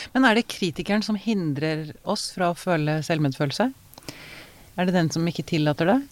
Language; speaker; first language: Norwegian; native; Norwegian